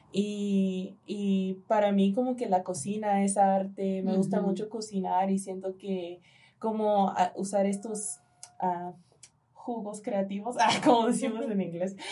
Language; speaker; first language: Spanish; early bilingual, heritage; Spanish